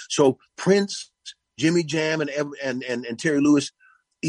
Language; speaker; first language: English; native; English